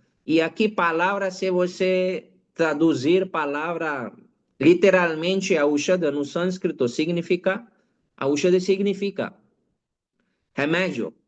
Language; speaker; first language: Portuguese; non-native, learner; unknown